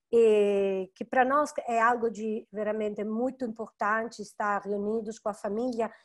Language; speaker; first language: Portuguese; non-native, fluent; Italian